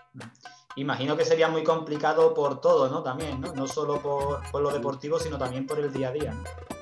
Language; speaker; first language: Spanish; native; Spanish